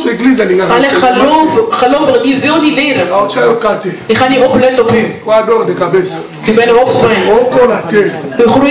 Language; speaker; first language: Dutch; non-native, learner; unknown